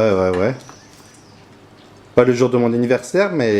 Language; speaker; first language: French; native; French